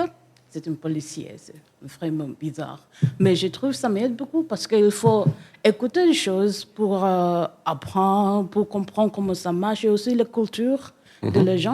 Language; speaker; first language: French; non-native, learner; English